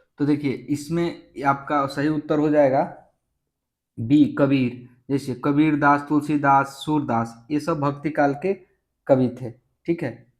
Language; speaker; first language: Hindi; native; Hindi